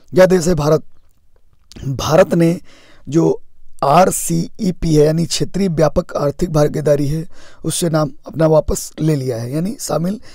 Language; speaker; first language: Hindi; native; Hindi